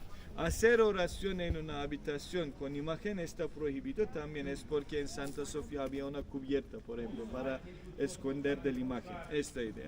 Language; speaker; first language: Spanish; non-native, fluent; Turkish